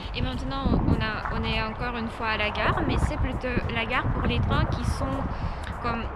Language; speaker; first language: French; non-native, learner; Russian